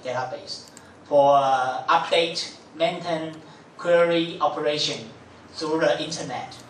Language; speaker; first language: English; non-native, fluent; Chinese